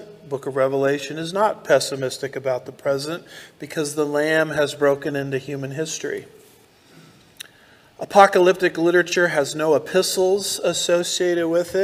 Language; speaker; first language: English; native; English